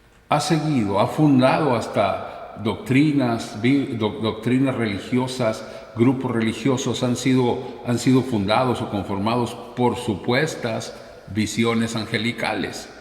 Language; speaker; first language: Spanish; native; Spanish